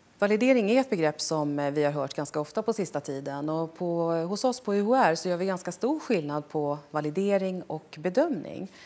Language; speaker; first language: Swedish; native; Swedish